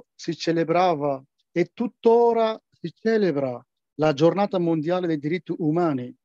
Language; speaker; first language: Italian; non-native, fluent; Persian